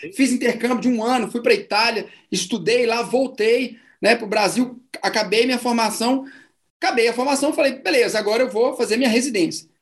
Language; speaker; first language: Portuguese; native; Portuguese